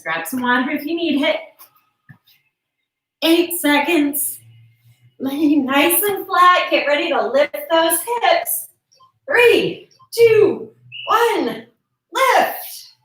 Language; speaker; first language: English; native; English